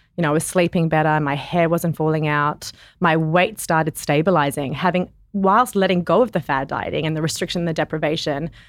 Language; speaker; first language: English; native; English